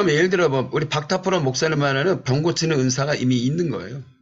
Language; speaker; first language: Korean; native; Korean